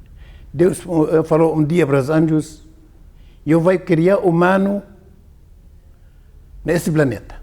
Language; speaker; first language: Portuguese; non-native, learner; Arabic